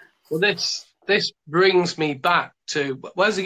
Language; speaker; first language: English; native; English